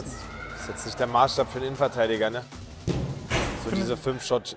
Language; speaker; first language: German; native; German